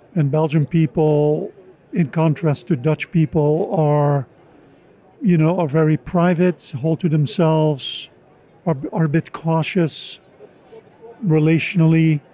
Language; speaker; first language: English; non-native, fluent; Dutch